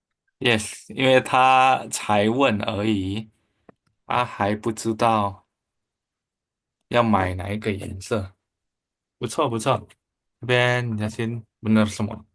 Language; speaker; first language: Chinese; non-native, fluent; Indonesian